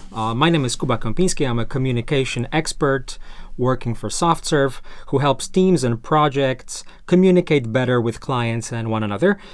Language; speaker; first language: English; non-native, fluent; Polish